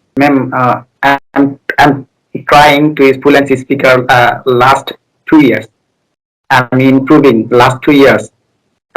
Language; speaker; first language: English; non-native, learner; Bangla